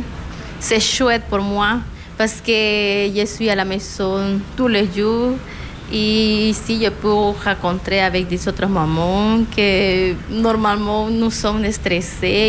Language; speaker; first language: French; non-native, learner; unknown